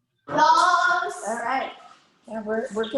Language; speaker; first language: English; native; English